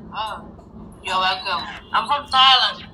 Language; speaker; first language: English; non-native, learner; Thai